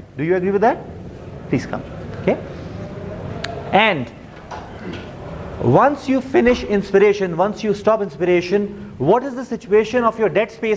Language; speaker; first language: English; non-native, fluent; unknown